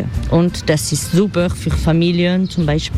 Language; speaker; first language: German; non-native, fluent; French